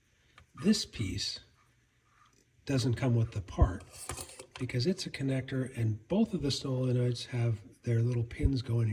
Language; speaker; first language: English; native; English